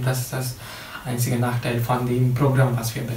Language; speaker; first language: German; non-native, fluent; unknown